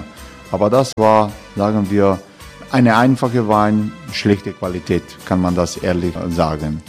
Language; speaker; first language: German; non-native, learner; Croatian